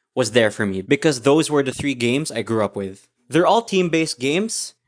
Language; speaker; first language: English; non-native, local second language; Filipino